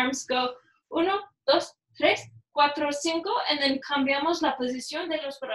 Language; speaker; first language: Spanish; non-native, learner; English